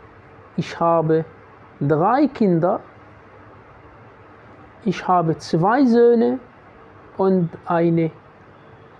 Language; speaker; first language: German; non-native, fluent; Arabic